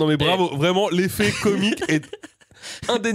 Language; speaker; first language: French; native; French